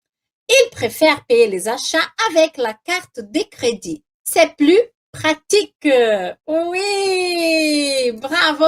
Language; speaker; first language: French; non-native, fluent; Portuguese